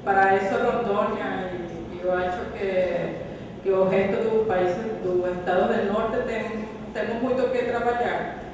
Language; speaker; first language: Portuguese; non-native, fluent; Spanish